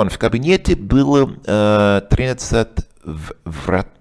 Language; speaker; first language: Russian; non-native, learner; English